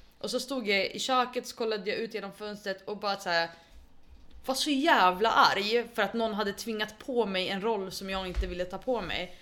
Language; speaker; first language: Swedish; early bilingual, other home language; Arabic